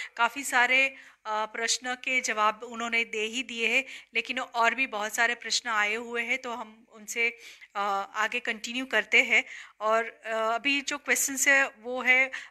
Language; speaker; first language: Hindi; non-native, local second language; Gujarati